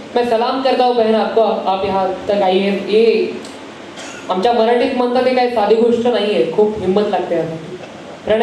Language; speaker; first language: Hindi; non-native, local second language; Marathi